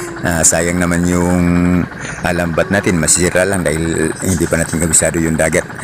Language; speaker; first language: Filipino; non-native, local second language; Cebuano